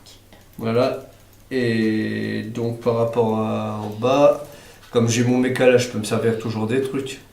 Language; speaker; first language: French; native; French